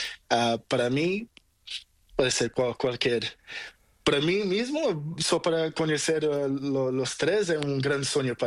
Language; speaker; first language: Spanish; non-native, learner; Portuguese